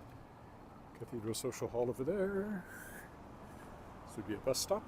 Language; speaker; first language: English; native; English